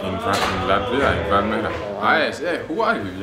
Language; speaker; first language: English; non-native, learner; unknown